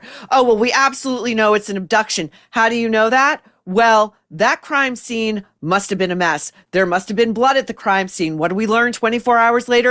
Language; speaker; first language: English; native; English